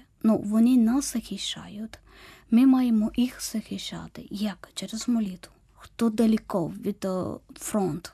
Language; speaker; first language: Ukrainian; non-native, learner; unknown